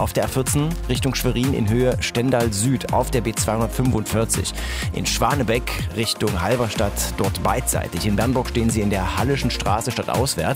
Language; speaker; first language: German; native; German